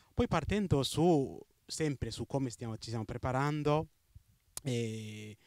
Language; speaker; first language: Italian; non-native, fluent; Rundi